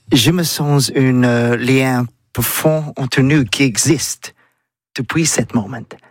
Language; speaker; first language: French; non-native, learner; English